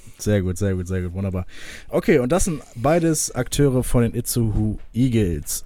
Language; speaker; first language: German; native; German